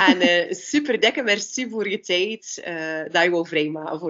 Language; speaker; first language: Dutch; native; Dutch